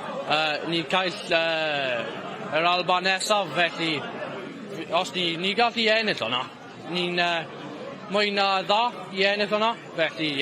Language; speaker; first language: Welsh; non-native, local second language; English